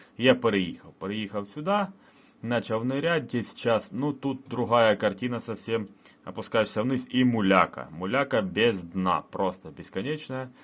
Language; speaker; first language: Ukrainian; non-native, local second language; Russian